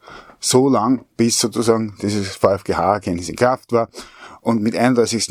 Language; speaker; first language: German; native; German